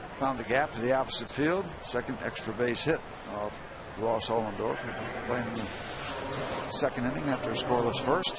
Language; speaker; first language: English; native; English